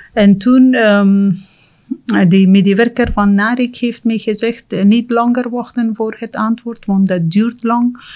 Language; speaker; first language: Dutch; non-native, fluent; Persian